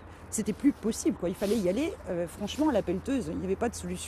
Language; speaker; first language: French; native; French